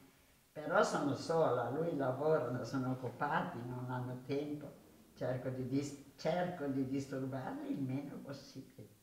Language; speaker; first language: Italian; native; Italian